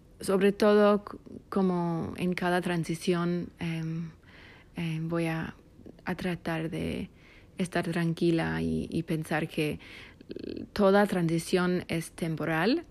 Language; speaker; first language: Spanish; non-native, fluent; English